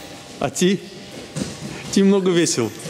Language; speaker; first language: Bulgarian; non-native, learner; Russian